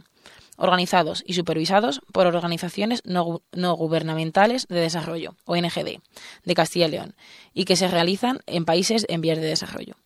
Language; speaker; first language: Spanish; native; Spanish